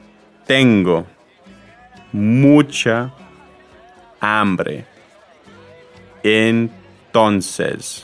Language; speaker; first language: Spanish; non-native, fluent; English